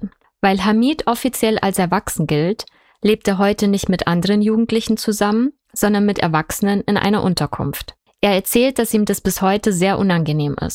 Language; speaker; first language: German; native; German